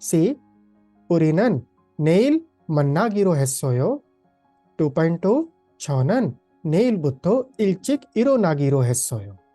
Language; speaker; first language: Korean; non-native, fluent; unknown